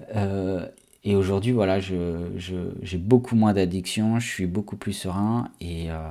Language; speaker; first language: French; native; French